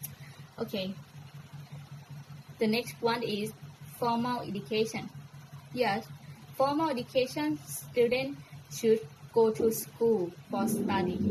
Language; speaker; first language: English; non-native, learner; Thai